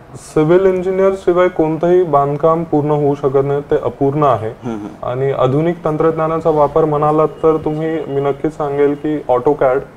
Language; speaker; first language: Marathi; native; Marathi